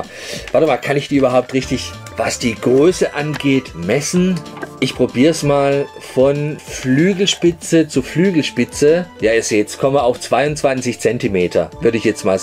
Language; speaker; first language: German; native; German